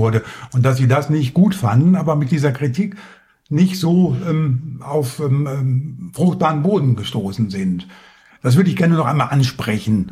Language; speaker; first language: German; native; German